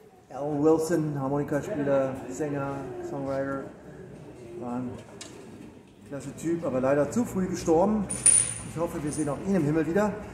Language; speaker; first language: German; native; German